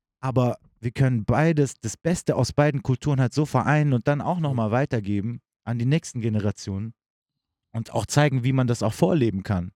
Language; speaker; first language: German; early bilingual, other home language; Turkish